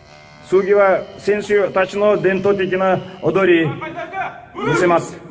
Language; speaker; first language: Japanese; non-native, fluent; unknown